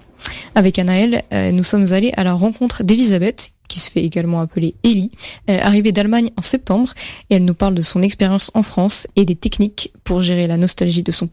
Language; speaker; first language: French; native; French